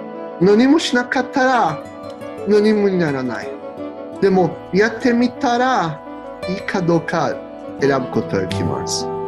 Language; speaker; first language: Japanese; non-native, learner; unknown